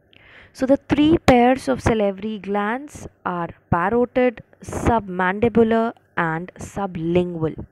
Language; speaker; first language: English; non-native, local second language; Hindi